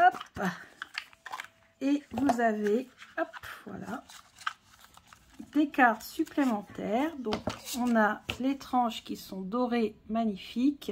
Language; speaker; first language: French; native; French